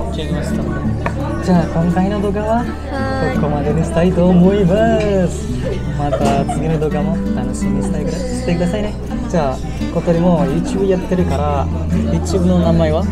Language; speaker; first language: Japanese; non-native, fluent; Indonesian